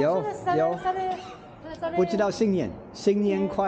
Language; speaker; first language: Chinese; non-native, learner; English